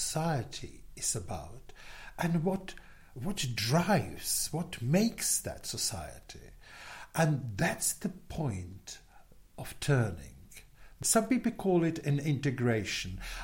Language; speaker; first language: English; non-native, fluent; Czech